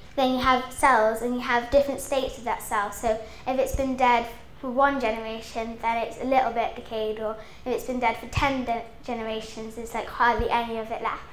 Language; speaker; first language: English; native; English